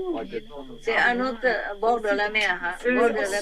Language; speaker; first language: French; non-native, learner; Vietnamese